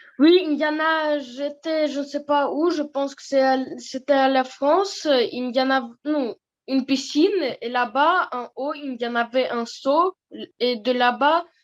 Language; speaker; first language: French; non-native, learner; Russian